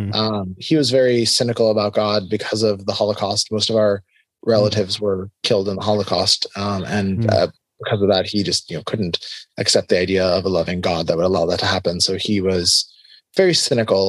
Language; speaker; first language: English; native; English